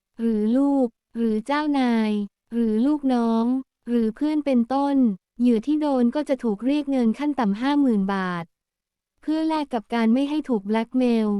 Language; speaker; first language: Thai; native; Thai